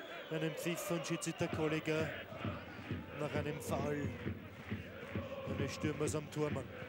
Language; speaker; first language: German; native; German